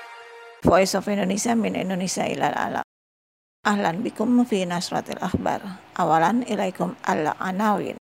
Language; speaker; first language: Arabic; non-native, fluent; Indonesian